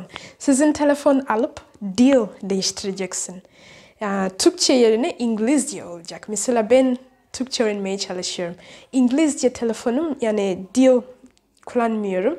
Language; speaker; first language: Turkish; non-native, learner; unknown